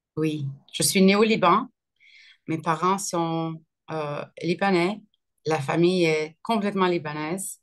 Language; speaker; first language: French; early bilingual, other home language; Arabic